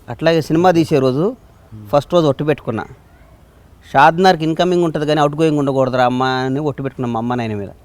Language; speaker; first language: Telugu; native; Telugu